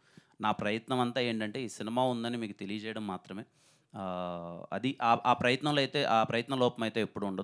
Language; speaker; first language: Telugu; native; Telugu